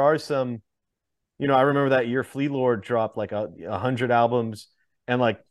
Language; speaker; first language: English; native; English